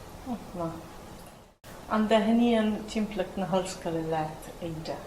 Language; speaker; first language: Irish; non-native, local second language; English